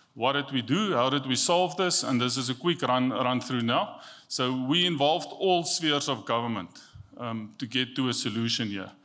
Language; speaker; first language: English; non-native, local second language; Afrikaans